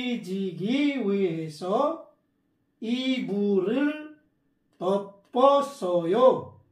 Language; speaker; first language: Korean; non-native, fluent; Filipino